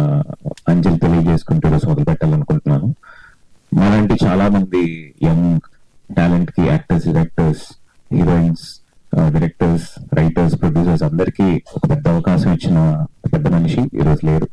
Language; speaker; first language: Telugu; native; Telugu